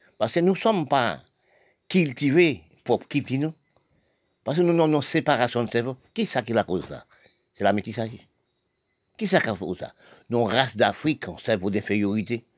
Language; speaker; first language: French; non-native, local second language; Haitian Creole